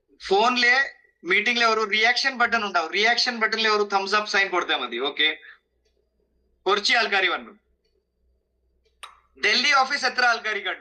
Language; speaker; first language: Malayalam; non-native, fluent; Hindi